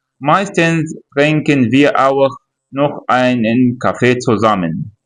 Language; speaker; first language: German; non-native, fluent; Arabic